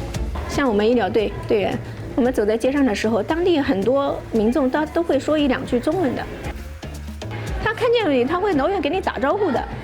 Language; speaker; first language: Chinese; native; Chinese